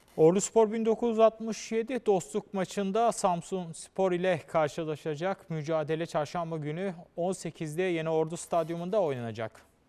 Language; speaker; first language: Turkish; native; Turkish